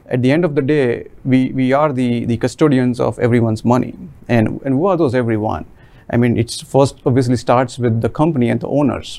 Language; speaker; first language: English; non-native, local second language; Gujarati